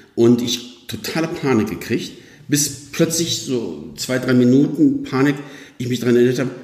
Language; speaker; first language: German; native; German